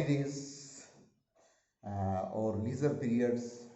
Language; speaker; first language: English; non-native, local second language; Hindi